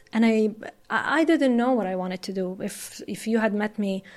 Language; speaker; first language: English; non-native, fluent; Arabic